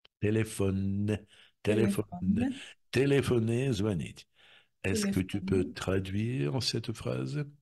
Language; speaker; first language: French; non-native, fluent; Russian